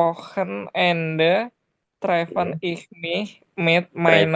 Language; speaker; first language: German; non-native, learner; Indonesian